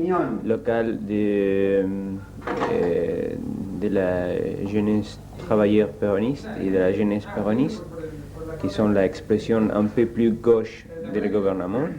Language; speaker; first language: French; non-native, learner; Spanish